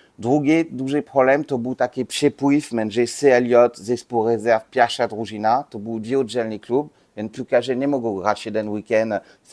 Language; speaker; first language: Polish; non-native, learner; French